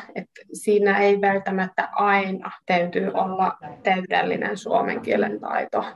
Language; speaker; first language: Finnish; non-native, fluent; Hungarian